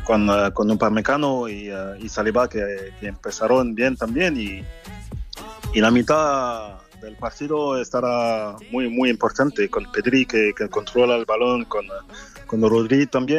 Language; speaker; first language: Spanish; non-native, fluent; French